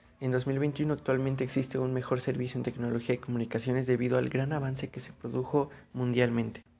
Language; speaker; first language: Spanish; native; Spanish